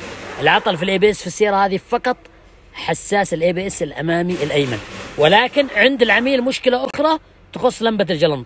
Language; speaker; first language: Arabic; native; Arabic